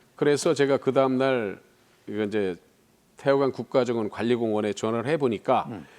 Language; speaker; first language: Korean; native; Korean